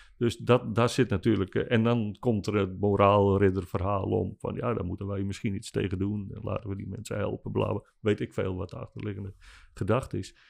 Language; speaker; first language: Dutch; non-native, local second language; Western Frisian